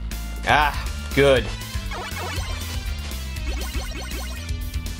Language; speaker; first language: English; native; English